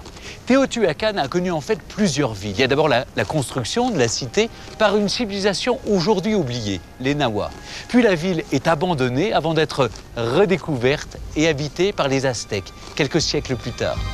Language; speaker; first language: French; native; French